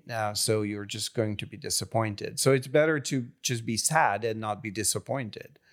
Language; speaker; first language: English; non-native, fluent; Hungarian